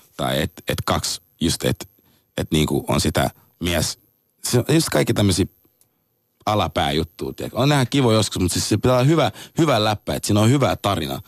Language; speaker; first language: Finnish; non-native, fluent; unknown